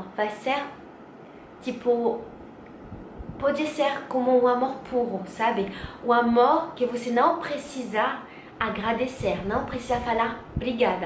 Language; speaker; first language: Portuguese; non-native, learner; French